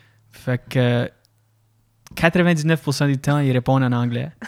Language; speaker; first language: French; early bilingual, heritage; French